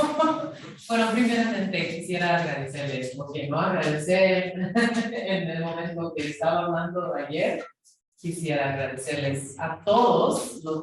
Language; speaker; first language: Spanish; non-native, fluent; English